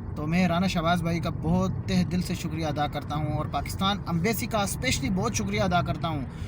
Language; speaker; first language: Urdu; non-native, local second language; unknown